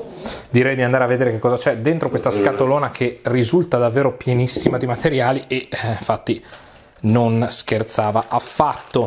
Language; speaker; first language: Italian; native; Italian